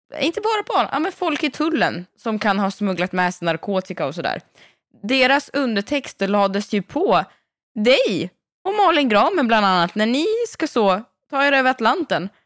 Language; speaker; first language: Swedish; native; Swedish